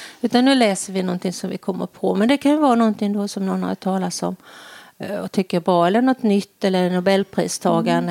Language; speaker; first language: Swedish; native; Swedish